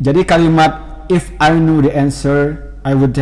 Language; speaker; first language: English; non-native, fluent; Indonesian